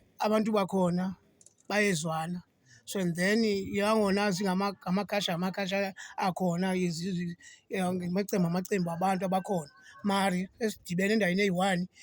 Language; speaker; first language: Zulu; non-native, local second language; Xhosa